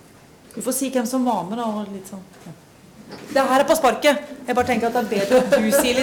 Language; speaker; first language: Norwegian; native; Norwegian